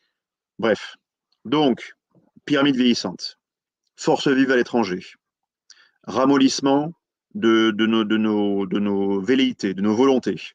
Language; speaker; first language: French; native; French